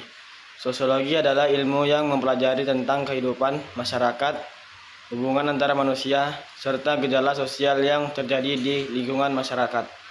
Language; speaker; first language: Indonesian; native; Indonesian